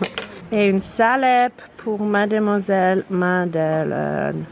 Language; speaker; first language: French; non-native, learner; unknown